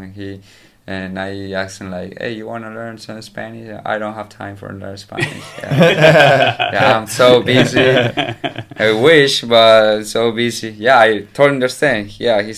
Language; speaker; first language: English; non-native, learner; Spanish